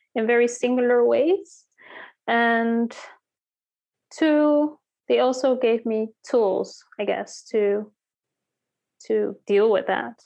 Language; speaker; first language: English; early bilingual, heritage; Dutch